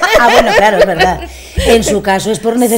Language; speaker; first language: Spanish; native; Spanish